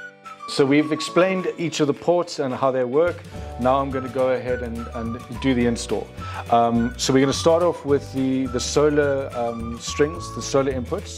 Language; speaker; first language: English; native; English